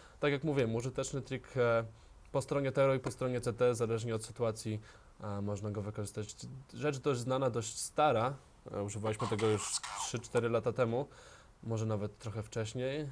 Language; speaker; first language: Polish; native; Polish